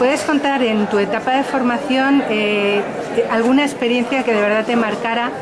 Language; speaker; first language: Spanish; native; Spanish